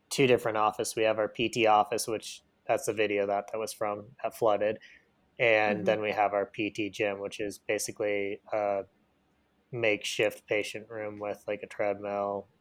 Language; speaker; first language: English; native; English